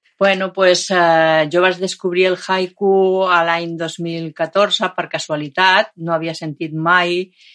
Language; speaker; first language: Catalan; non-native, local second language; Spanish